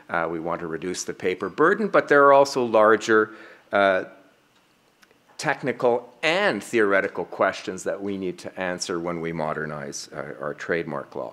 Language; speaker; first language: English; native; English